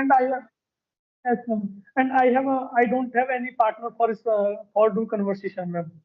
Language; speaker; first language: English; non-native, learner; Hindi